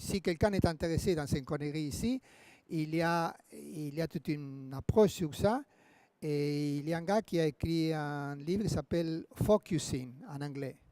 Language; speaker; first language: French; non-native, fluent; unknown